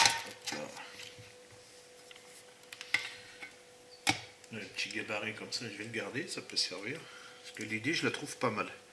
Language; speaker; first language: French; native; French